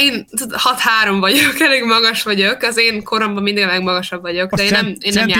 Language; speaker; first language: Hungarian; early bilingual, heritage; Hungarian